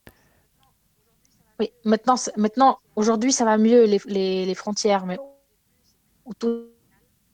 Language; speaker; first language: French; non-native, fluent; Ukrainian